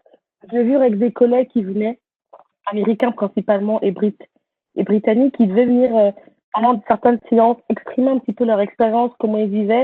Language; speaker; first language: French; native; French